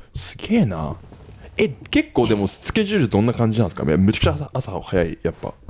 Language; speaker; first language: Japanese; native; Japanese